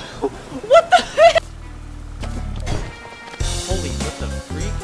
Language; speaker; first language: English; native; English